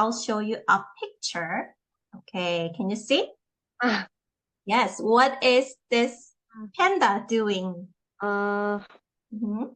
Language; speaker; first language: English; non-native, fluent; Korean